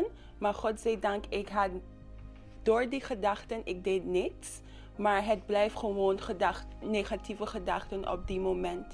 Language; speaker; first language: Dutch; non-native, local second language; English